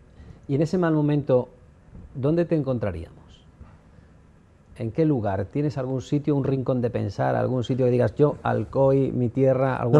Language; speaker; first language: Spanish; native; Spanish